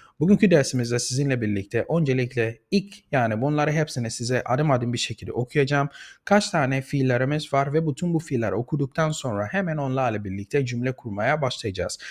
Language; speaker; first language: Turkish; non-native, fluent; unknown